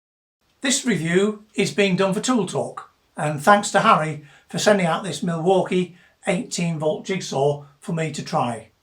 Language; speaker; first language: English; native; English